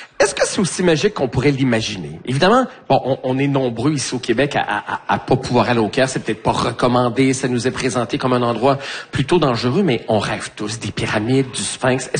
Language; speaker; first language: French; native; French